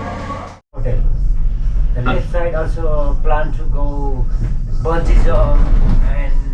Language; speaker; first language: English; non-native, learner; Nepali